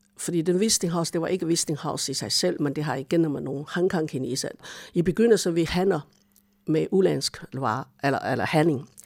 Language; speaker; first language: Danish; non-native, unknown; Chinese